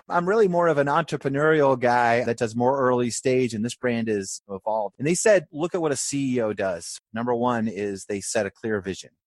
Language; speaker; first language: English; native; English